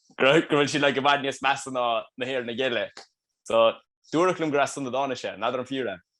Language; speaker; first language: Irish; native; Irish